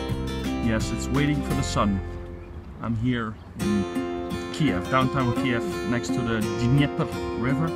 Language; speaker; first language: English; non-native, fluent; Dutch